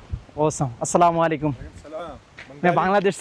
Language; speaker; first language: Hindi; non-native, learner; Bangla